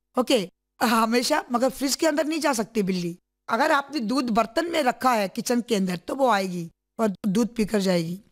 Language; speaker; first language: Hindi; non-native, local second language; Malayalam